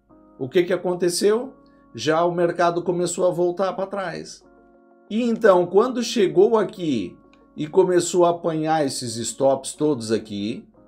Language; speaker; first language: Portuguese; native; Portuguese